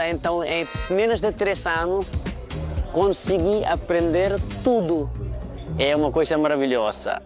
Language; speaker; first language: Portuguese; non-native, fluent; Nepali